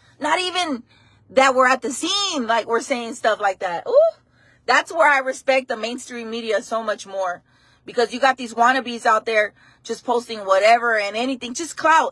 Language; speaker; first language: English; early bilingual, other home language; Spanish